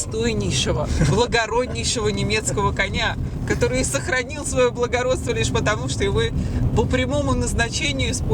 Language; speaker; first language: Russian; native; Russian